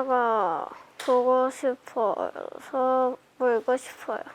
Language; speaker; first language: Korean; early bilingual, other home language; Chinese